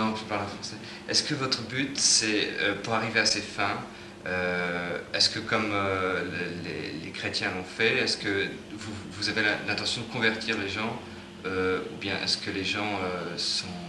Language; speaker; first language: French; native; French